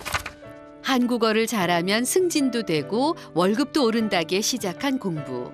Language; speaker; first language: Korean; native; Korean